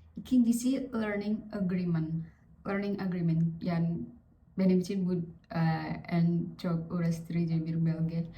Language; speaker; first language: Turkish; non-native, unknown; Vietnamese